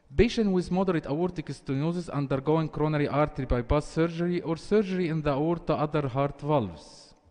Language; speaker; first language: English; non-native, fluent; Arabic